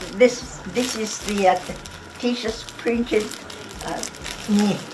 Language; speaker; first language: English; non-native, fluent; Japanese